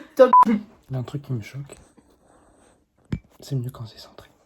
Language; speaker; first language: French; native; French